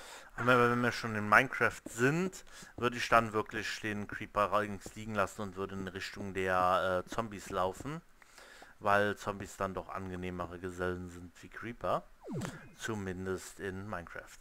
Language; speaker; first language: German; native; German